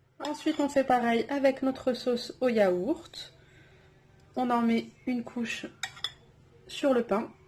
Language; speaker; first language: French; native; French